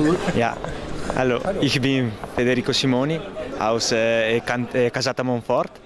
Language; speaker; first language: German; non-native, learner; Italian